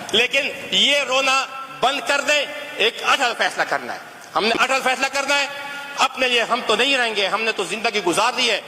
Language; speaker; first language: Urdu; non-native, local second language; Pashto